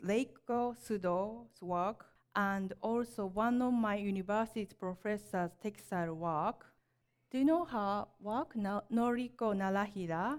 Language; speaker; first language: English; non-native, learner; Japanese